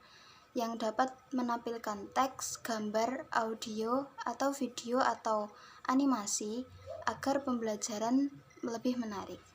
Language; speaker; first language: Indonesian; native; Indonesian